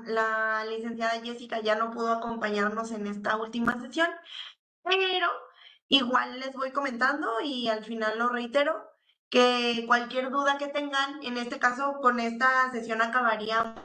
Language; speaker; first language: Spanish; native; Spanish